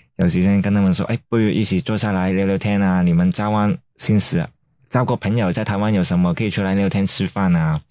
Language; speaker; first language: Chinese; non-native, fluent; Cantonese